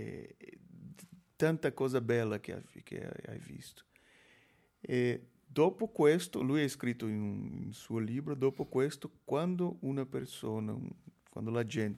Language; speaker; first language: Italian; non-native, fluent; Portuguese